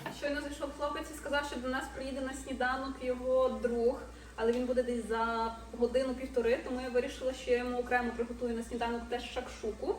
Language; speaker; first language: Ukrainian; native; Ukrainian